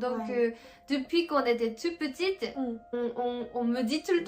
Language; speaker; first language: French; non-native, fluent; Japanese